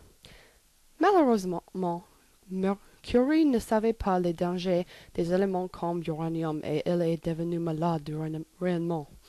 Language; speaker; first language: French; non-native, learner; English